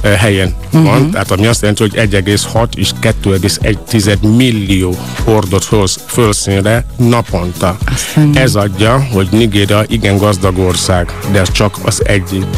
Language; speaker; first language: Hungarian; non-native, fluent; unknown